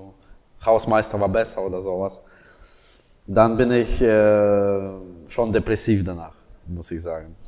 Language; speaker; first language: German; non-native, fluent; Russian